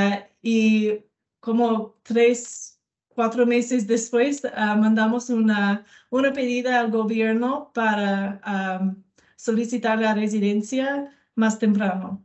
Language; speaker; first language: Spanish; non-native, learner; English